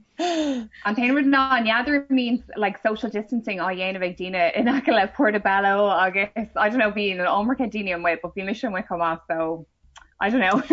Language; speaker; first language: Irish; non-native, local second language; English